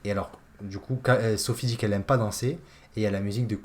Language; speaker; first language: French; native; French